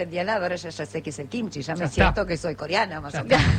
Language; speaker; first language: Spanish; native; Spanish